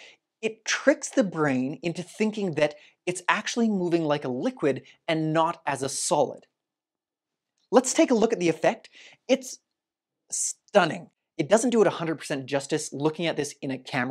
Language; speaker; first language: English; native; English